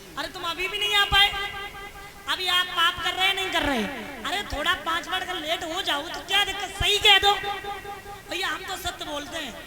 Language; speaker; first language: Hindi; native; Hindi